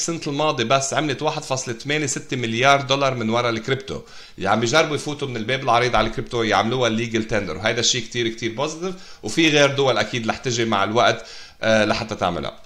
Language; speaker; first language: Arabic; native; Arabic